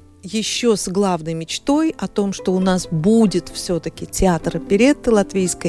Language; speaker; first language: Russian; native; Russian